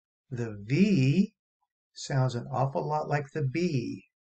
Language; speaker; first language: English; native; English